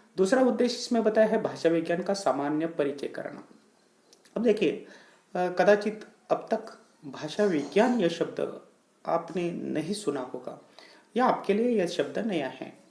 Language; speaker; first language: Hindi; non-native, local second language; Marathi